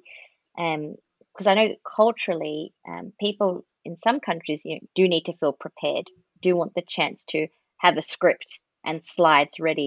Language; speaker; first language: English; native; English